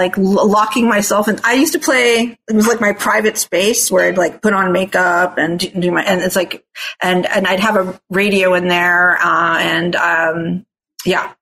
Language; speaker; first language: English; non-native, fluent; Italian